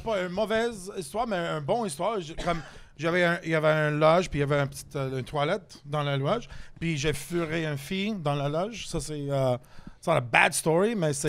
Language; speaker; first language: French; non-native, fluent; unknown